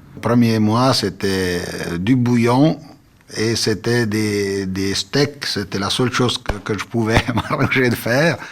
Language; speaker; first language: French; non-native, fluent; Italian